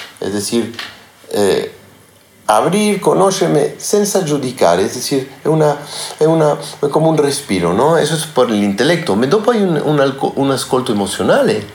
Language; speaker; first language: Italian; non-native, learner; Spanish